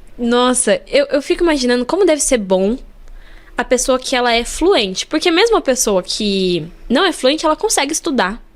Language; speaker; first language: Portuguese; native; Portuguese